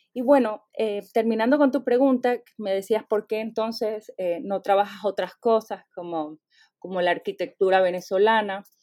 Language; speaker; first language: Spanish; native; Spanish